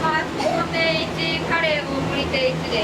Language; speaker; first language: Japanese; native; Japanese